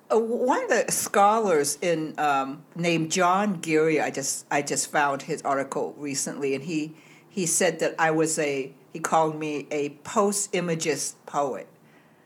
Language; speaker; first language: English; early bilingual, other home language; Cantonese